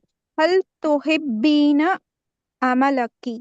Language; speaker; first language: Arabic; non-native, learner; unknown